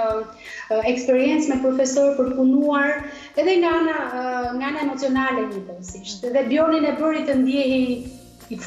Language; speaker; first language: Albanian; native; Albanian